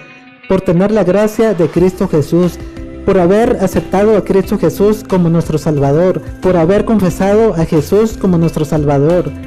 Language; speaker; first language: Spanish; native; Spanish